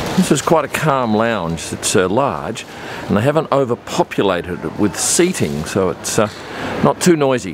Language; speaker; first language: English; native; English